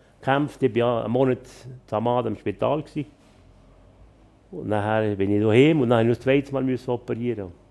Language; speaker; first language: German; native; German